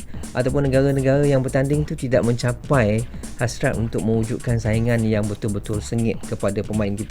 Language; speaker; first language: Malay; native; Malay